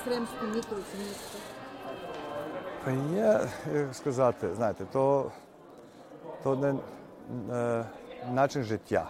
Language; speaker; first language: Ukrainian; early bilingual, heritage; Ukrainian